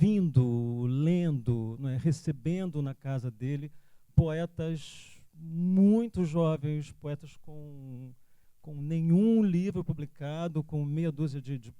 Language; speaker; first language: Portuguese; native; Portuguese